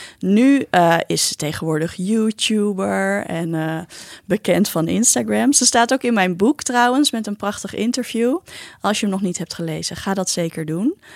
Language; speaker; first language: Dutch; native; Dutch